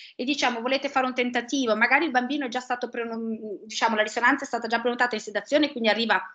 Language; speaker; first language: Italian; native; Italian